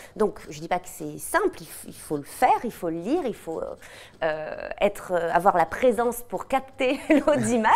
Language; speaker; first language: French; native; French